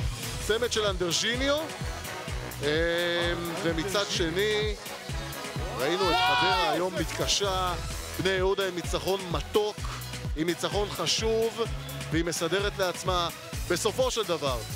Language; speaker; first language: Hebrew; native; Hebrew